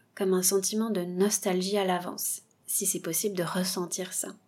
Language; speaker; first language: French; native; French